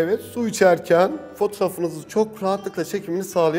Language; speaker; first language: Turkish; native; Turkish